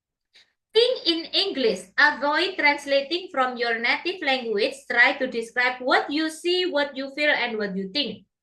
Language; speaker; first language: English; non-native, fluent; Indonesian